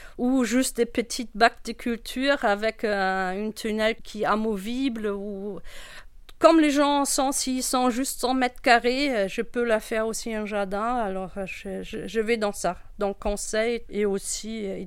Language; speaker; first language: French; non-native, fluent; German